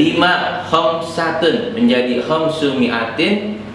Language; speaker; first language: Arabic; non-native, fluent; Indonesian